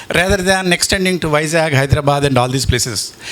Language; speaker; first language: English; non-native, local second language; Telugu